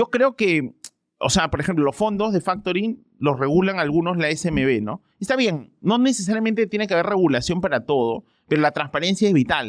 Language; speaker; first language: Spanish; native; Spanish